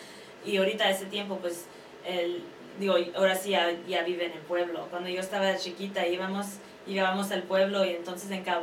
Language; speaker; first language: Spanish; early bilingual, heritage; Spanish